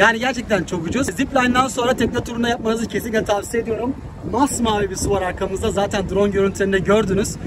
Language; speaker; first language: Turkish; native; Turkish